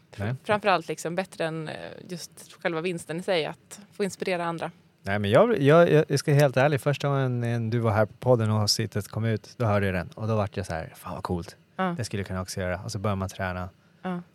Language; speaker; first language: Swedish; native; Swedish